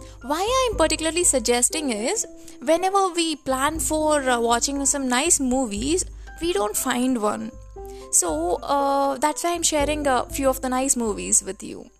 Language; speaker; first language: English; non-native, local second language; Tamil